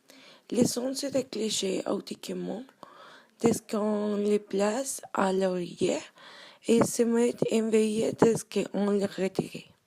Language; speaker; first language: French; non-native, learner; Spanish